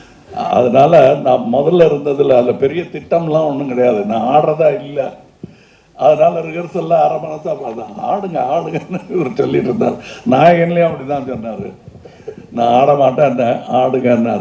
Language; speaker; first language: Tamil; native; Tamil